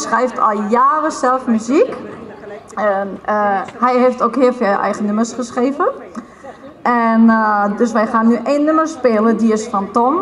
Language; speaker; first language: Dutch; non-native, fluent; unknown